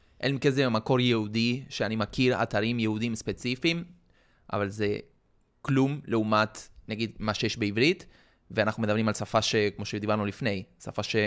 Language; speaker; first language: Hebrew; non-native, fluent; Spanish